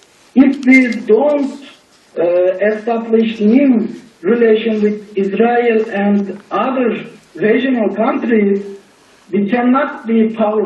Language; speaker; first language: English; non-native, learner; Turkish